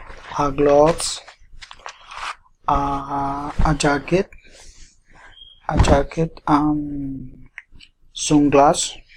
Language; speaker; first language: English; non-native, learner; Spanish